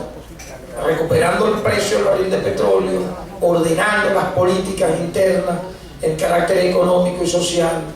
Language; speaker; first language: Spanish; native; Spanish